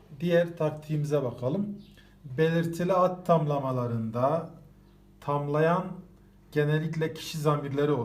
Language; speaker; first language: Turkish; native; Turkish